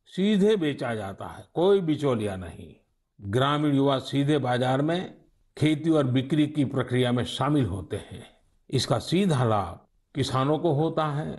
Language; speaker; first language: Hindi; native; Hindi